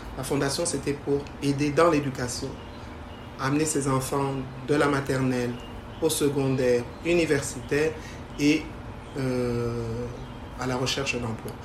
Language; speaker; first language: French; native; French